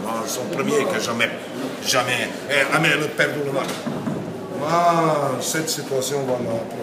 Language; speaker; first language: French; non-native, learner; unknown